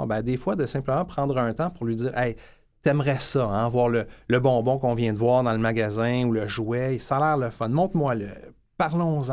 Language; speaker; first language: French; native; French